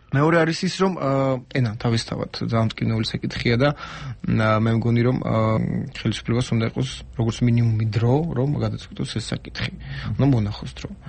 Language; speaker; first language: Georgian; non-native, local second language; Armenian